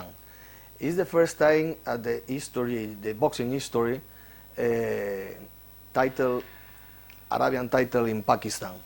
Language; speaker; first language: English; non-native, learner; Spanish